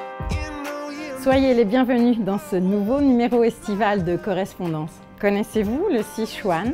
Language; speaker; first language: French; native; French